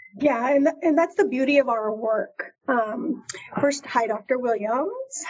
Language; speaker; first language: English; native; English